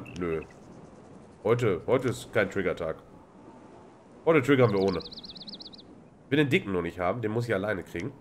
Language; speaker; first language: German; native; German